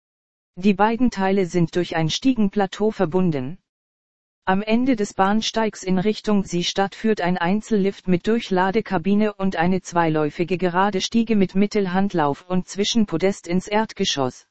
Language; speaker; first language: German; native; German